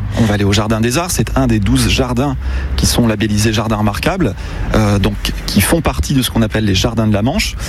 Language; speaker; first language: French; native; French